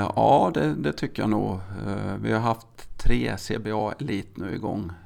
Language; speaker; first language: Swedish; native; Swedish